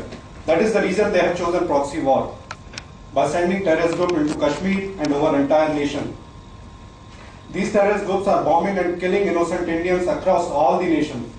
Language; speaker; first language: English; non-native, local second language; Hindi